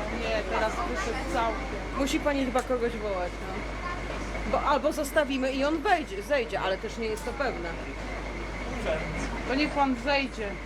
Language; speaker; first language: Polish; native; Polish